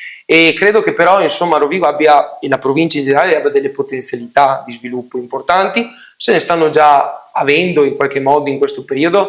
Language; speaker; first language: Italian; native; Italian